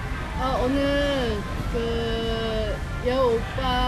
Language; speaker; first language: Korean; non-native, fluent; Vietnamese